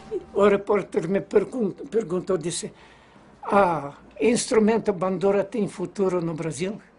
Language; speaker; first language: Portuguese; non-native, fluent; Ukrainian